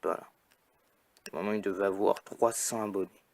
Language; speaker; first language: French; native; French